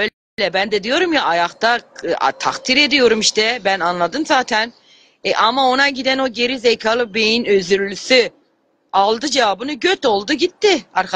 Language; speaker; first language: Turkish; native; Turkish